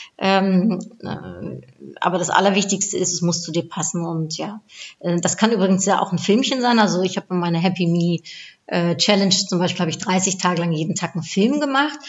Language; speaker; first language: German; non-native, fluent; Dutch